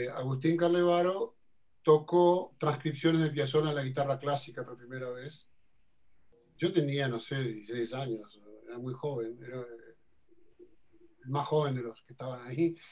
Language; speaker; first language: Spanish; native; Spanish